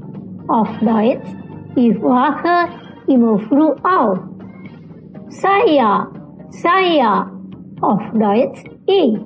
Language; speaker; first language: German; non-native, learner; Indonesian